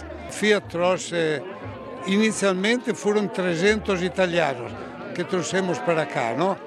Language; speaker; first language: Portuguese; non-native, fluent; Italian